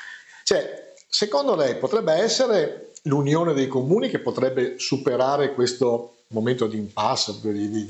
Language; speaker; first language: Italian; native; Italian